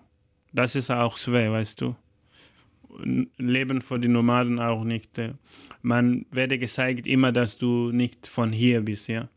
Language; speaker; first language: German; non-native, learner; Fula